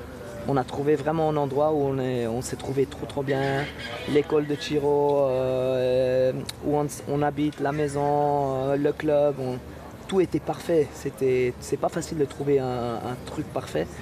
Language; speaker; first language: French; non-native, local second language; Dutch